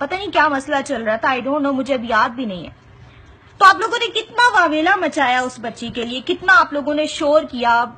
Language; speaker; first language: Urdu; non-native, local second language; Punjabi